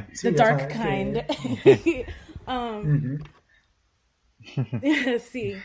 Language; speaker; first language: Spanish; early bilingual, heritage; Spanish